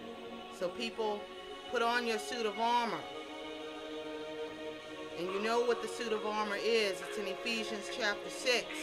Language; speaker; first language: English; native; English